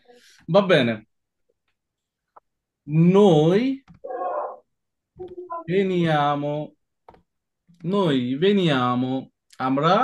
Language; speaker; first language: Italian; non-native, fluent; Bangla